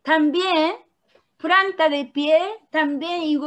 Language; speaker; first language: Spanish; non-native, learner; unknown